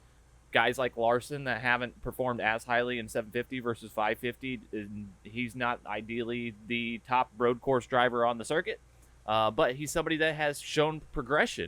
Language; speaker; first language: English; native; English